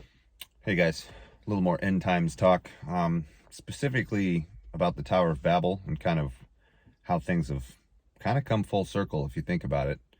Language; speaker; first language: English; native; English